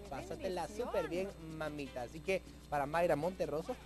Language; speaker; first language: Spanish; native; Spanish